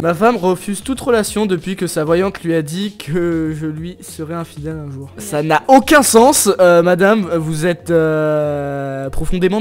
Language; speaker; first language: French; native; French